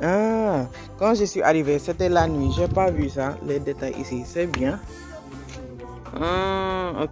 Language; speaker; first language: French; non-native, learner; English